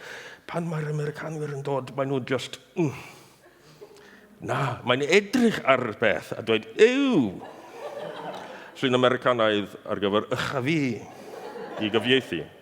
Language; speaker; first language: Welsh; non-native, fluent; English